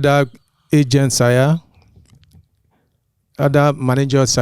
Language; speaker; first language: Indonesian; non-native, fluent; English